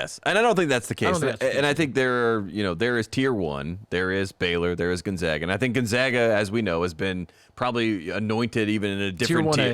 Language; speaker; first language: English; native; English